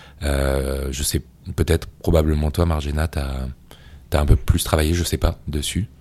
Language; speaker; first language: French; native; French